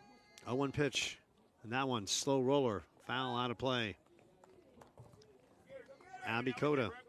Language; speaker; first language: English; native; English